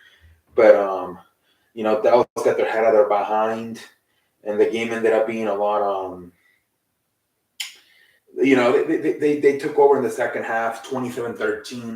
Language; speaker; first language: English; native; English